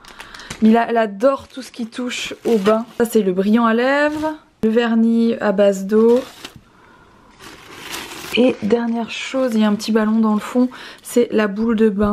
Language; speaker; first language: French; native; French